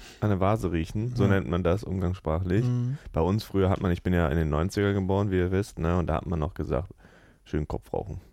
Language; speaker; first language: German; native; German